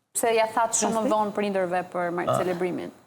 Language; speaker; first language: Albanian; native; Albanian